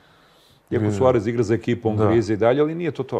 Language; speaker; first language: Serbian; native; Serbian